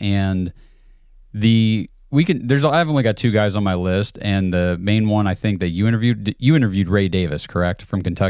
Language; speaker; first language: English; native; English